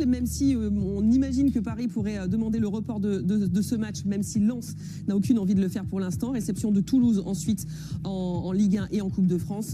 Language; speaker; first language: French; native; French